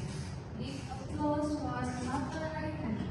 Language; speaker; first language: English; non-native, learner; Indonesian